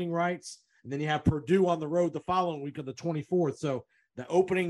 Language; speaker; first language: English; native; English